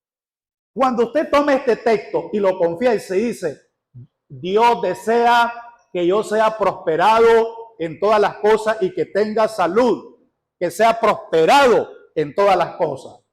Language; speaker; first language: Spanish; native; Spanish